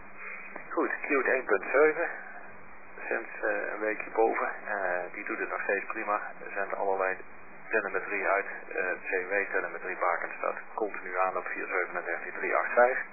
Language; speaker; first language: Dutch; native; Dutch